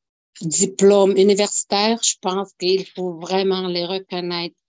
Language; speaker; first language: French; non-native, local second language; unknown